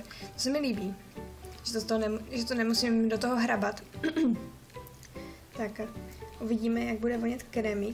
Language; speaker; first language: Czech; native; Czech